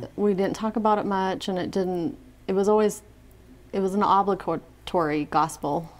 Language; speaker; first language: English; native; English